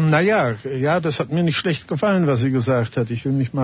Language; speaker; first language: German; native; German